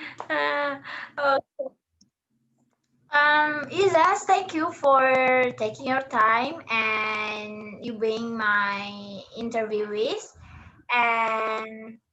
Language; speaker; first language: English; non-native, learner; Indonesian